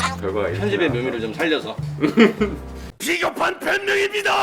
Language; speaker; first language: Korean; native; Korean